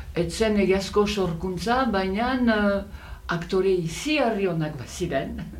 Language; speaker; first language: Basque; native; Basque